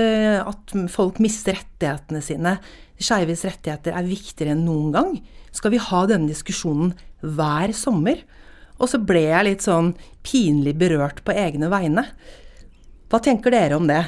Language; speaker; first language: Norwegian; native; Norwegian